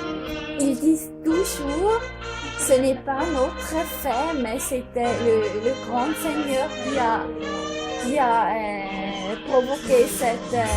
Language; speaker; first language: French; non-native, fluent; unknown